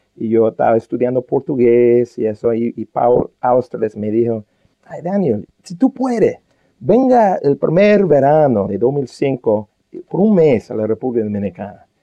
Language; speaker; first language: Spanish; non-native, fluent; English